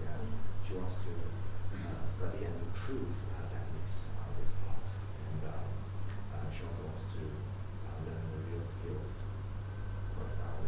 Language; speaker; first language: English; non-native, fluent; Chinese